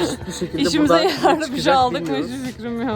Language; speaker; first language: Turkish; native; Turkish